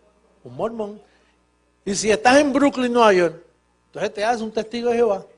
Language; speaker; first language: Spanish; native; Spanish